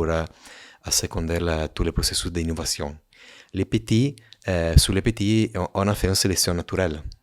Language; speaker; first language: French; non-native, fluent; Italian